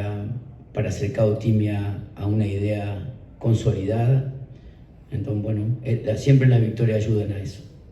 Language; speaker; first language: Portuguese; non-native, learner; Spanish